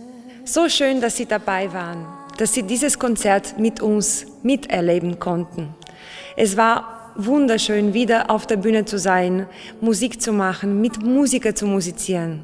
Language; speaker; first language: German; non-native, fluent; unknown